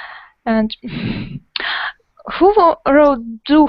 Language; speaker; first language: English; non-native, fluent; Russian